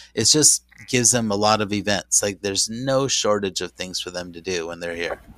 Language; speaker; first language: English; native; English